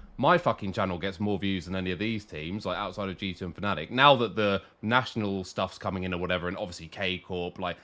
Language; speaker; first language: English; native; English